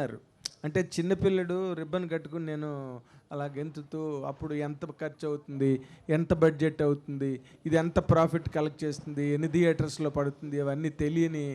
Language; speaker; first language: Telugu; native; Telugu